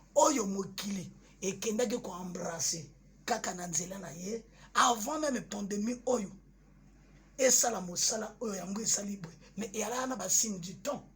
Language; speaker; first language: Lingala; native; Lingala